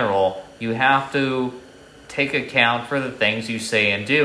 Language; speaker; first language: English; native; English